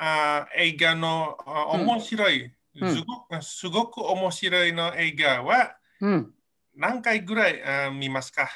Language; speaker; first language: Japanese; non-native, learner; Indonesian